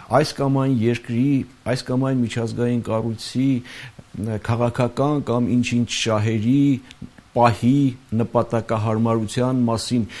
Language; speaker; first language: Armenian; native; Armenian